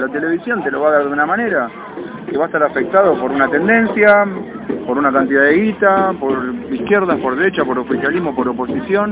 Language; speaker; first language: Spanish; native; Spanish